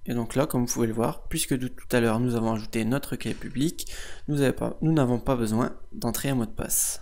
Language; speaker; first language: French; native; French